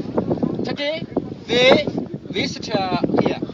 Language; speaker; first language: English; non-native, learner; Chinese